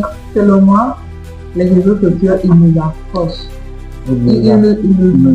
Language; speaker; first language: French; non-native, learner; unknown